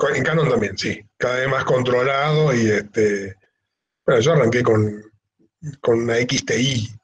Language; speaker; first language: Spanish; native; Spanish